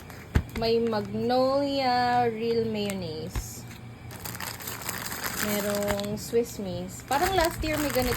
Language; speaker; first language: Filipino; native; Filipino